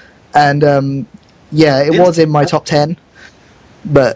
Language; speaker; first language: English; native; English